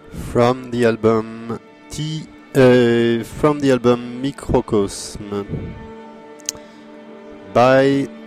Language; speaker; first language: English; non-native, fluent; French